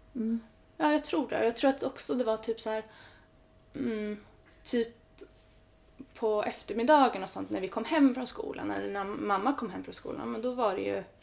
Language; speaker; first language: Swedish; early bilingual, other home language; Spanish